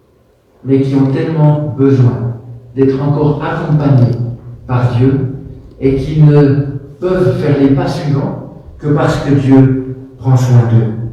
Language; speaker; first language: French; native; French